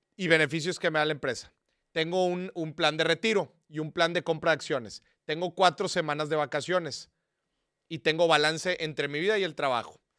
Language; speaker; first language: Spanish; native; Spanish